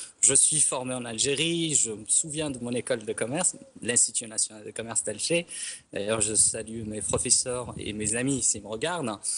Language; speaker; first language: French; non-native, local second language; Arabic